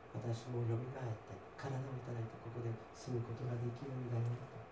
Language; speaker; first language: Japanese; native; Japanese